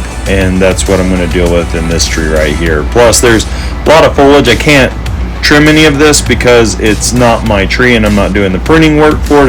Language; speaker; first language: English; native; English